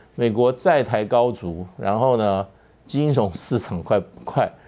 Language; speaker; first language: Chinese; native; Chinese